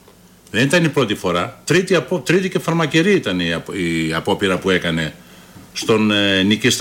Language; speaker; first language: Greek; native; Greek